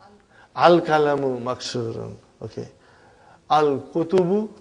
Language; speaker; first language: Arabic; non-native, fluent; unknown